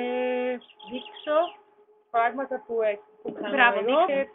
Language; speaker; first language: Greek; non-native, learner; German